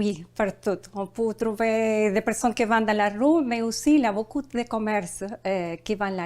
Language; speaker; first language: French; non-native, learner; Spanish